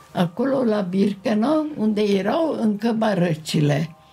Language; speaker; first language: Romanian; non-native, local second language; Hungarian